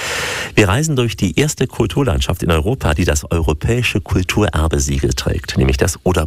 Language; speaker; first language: German; native; German